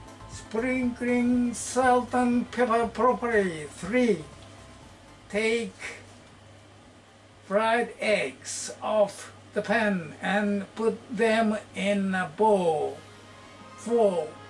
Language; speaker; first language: English; non-native, learner; Japanese